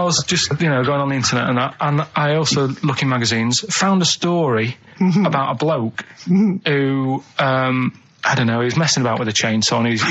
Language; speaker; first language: English; native; English